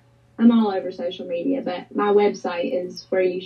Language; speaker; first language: English; native; English